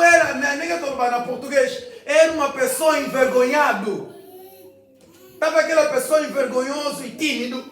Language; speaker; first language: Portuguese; non-native, fluent; Lingala